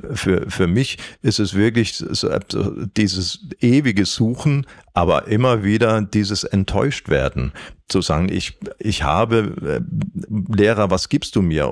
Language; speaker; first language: German; native; German